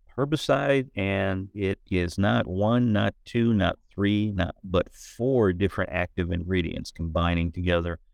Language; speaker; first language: English; native; English